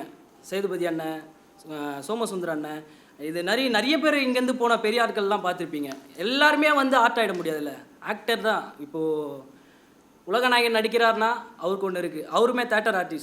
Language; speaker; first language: Tamil; native; Tamil